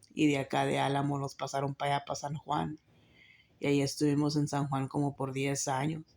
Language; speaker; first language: Spanish; early bilingual, heritage; Spanish